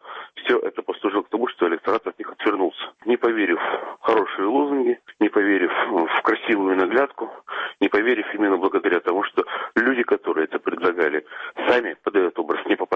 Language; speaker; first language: Russian; native; Russian